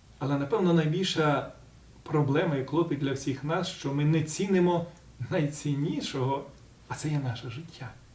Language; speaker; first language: Ukrainian; native; Ukrainian